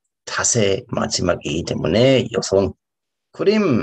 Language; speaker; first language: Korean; non-native, fluent; German